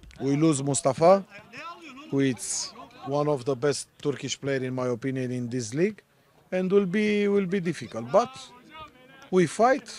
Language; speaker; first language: English; non-native, learner; Romanian